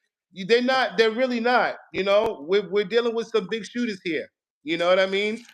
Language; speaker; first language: English; native; English